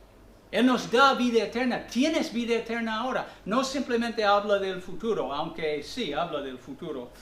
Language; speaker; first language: Spanish; non-native, fluent; English